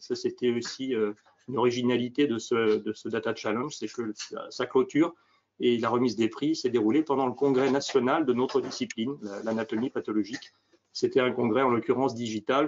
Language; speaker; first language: French; native; French